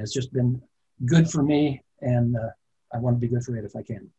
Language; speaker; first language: English; native; English